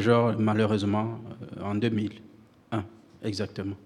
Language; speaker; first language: French; non-native, local second language; Rundi